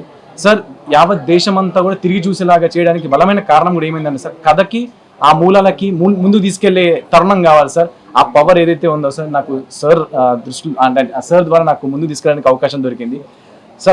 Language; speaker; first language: Telugu; native; Telugu